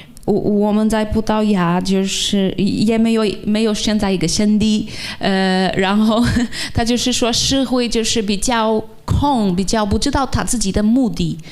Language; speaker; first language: Chinese; non-native, fluent; Portuguese